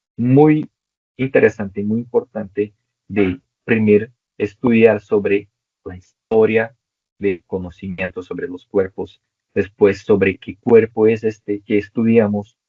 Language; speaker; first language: Spanish; non-native, local second language; Portuguese